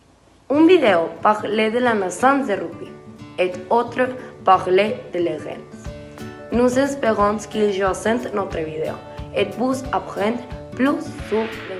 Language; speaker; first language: French; non-native, learner; Spanish